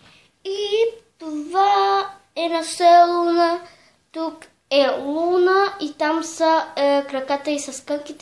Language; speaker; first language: Bulgarian; early bilingual, heritage; Bulgarian